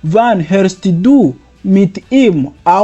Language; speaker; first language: German; non-native, fluent; Kinyarwanda